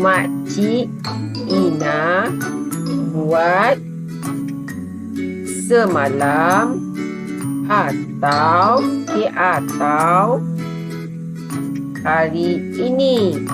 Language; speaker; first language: Malay; native; Malay